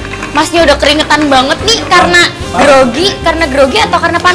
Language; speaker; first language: Indonesian; native; Indonesian